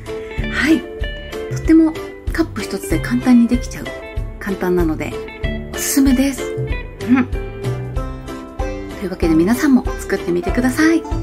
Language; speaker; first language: Japanese; native; Japanese